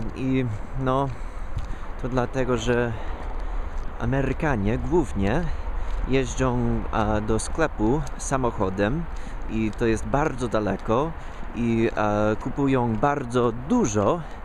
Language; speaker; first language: Polish; non-native, fluent; English